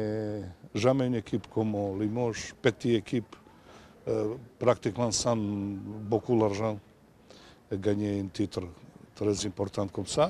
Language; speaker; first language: French; non-native, fluent; Serbian